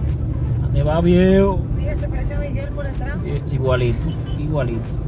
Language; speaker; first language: Spanish; native; Spanish